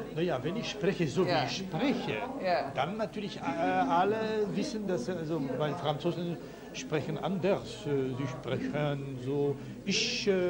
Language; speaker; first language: German; non-native, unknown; Polish